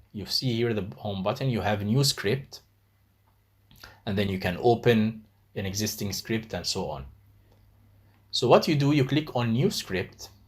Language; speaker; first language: English; non-native, fluent; Arabic